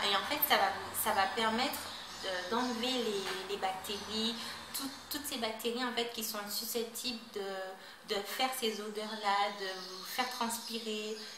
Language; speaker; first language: French; native; French